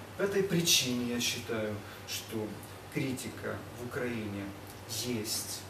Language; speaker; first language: Russian; native; Russian